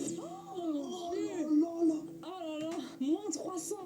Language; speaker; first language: French; native; French